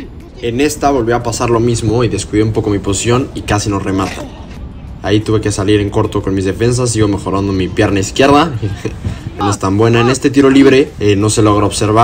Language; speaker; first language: Spanish; native; Spanish